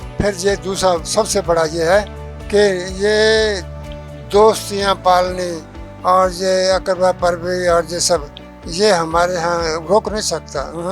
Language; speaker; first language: Urdu; non-native, local second language; Punjabi